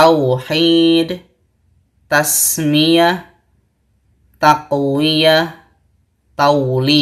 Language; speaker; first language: Arabic; non-native, fluent; Indonesian